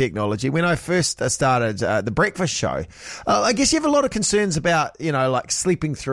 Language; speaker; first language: English; native; English